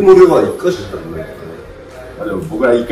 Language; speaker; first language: Japanese; native; Japanese